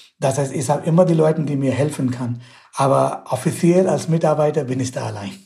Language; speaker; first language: German; non-native, fluent; Hindi